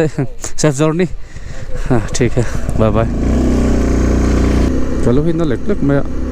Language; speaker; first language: Hindi; non-native, local second language; Mizo